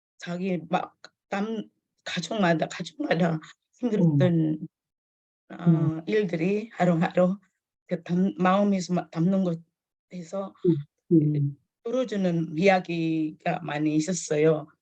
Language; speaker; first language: Korean; non-native, fluent; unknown